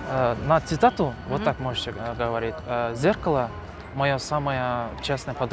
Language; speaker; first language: Russian; non-native, local second language; Kazakh